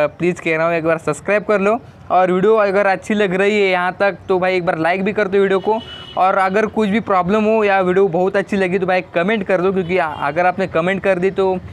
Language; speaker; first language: Hindi; non-native, local second language; Marathi